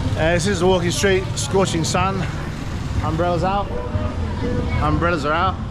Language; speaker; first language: English; native; English